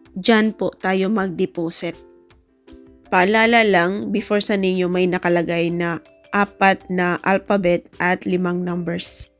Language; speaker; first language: Filipino; native; Filipino